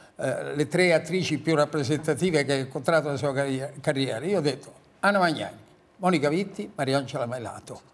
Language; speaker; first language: Italian; native; Italian